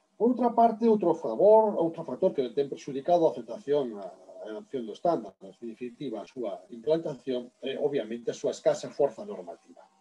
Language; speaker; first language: Galician; native; Galician